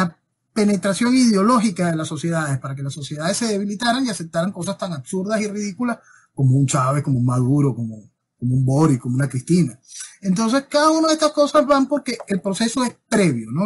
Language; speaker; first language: Spanish; native; Spanish